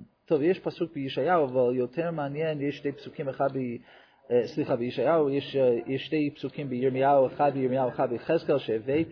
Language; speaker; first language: Hebrew; non-native, fluent; English